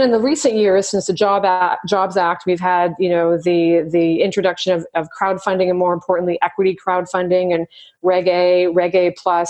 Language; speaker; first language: English; native; English